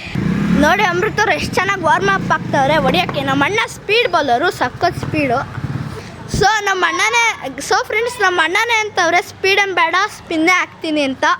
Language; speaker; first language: Kannada; native; Kannada